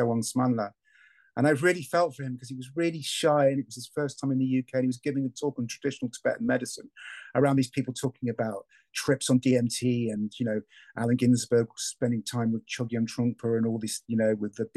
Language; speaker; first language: English; native; English